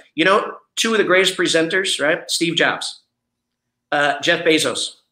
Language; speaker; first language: English; native; English